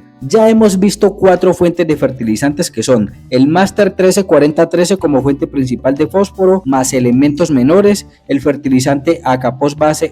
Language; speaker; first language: Spanish; native; Spanish